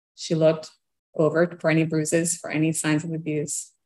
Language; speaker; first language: English; early bilingual, other home language; Portuguese